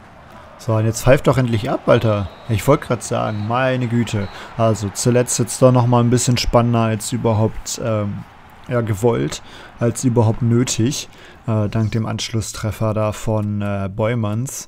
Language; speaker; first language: German; native; German